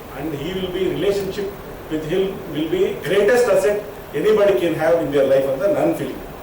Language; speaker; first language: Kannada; early bilingual, heritage; Telugu